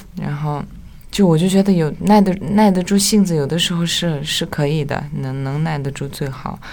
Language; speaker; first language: Chinese; non-native, local second language; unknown